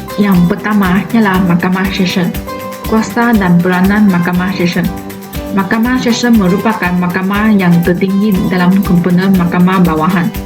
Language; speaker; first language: Malay; non-native, local second language; Chinese